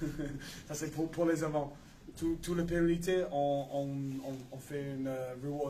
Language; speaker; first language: French; non-native, learner; English